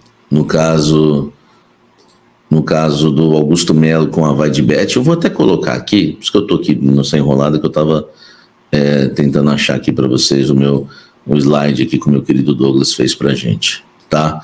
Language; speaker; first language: Portuguese; native; Portuguese